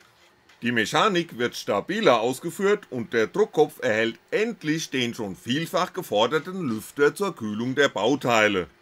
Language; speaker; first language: German; native; German